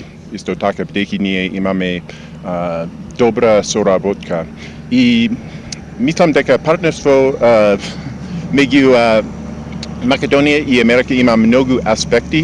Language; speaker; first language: Macedonian; non-native, fluent; English